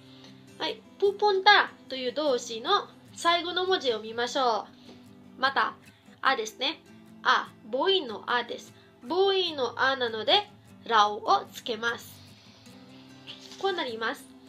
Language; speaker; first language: Japanese; non-native, fluent; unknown